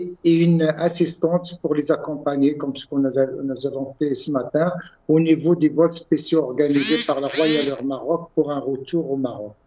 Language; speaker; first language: French; non-native, local second language; Arabic